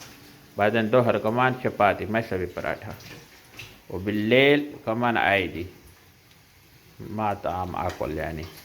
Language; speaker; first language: Arabic; non-native, local second language; Urdu